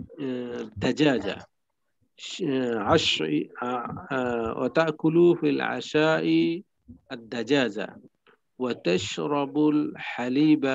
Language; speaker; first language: Arabic; non-native, learner; Bangla